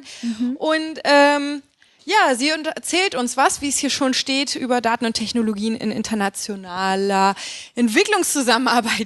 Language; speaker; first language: German; native; German